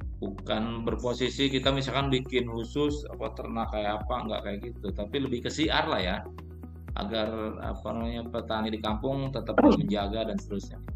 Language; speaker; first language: Indonesian; non-native, local second language; Sundanese